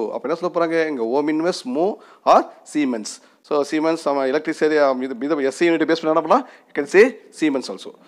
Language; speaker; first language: English; non-native, local second language; Tamil